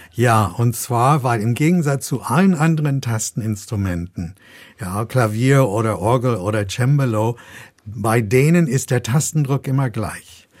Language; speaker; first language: German; non-native, fluent; English